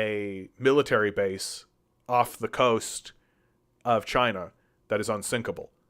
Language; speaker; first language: English; native; English